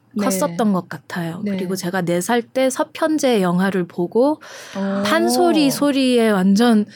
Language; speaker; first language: Korean; early bilingual, heritage; Dutch